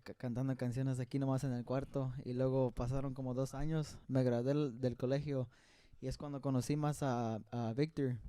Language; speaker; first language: Spanish; early bilingual, other home language; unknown